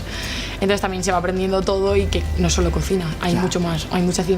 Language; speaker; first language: Spanish; native; Spanish